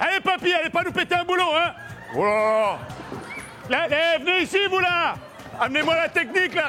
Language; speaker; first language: French; native; French